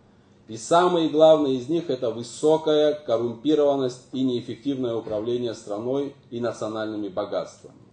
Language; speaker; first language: Russian; native; Russian